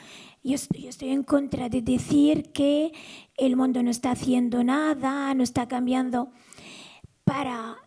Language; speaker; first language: Spanish; non-native, fluent; Arabic